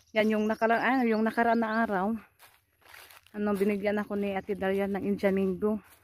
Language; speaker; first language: Filipino; non-native, local second language; Cebuano